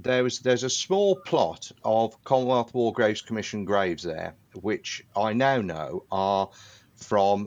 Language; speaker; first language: English; native; English